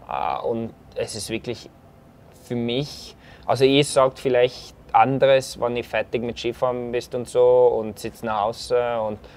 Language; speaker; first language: German; non-native, fluent; Norwegian